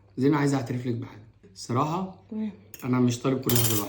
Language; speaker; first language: Arabic; native; Arabic